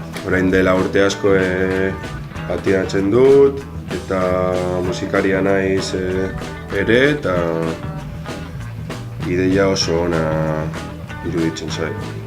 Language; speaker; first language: Basque; non-native, local second language; Spanish